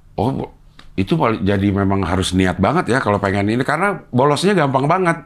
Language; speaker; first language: Indonesian; native; Indonesian